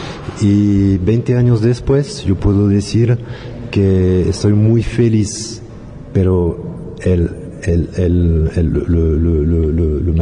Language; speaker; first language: Spanish; non-native, learner; French